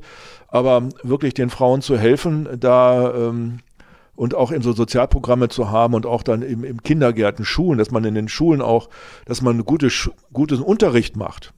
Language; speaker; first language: German; native; German